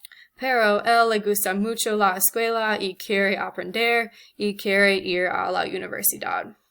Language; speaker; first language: Spanish; non-native, learner; English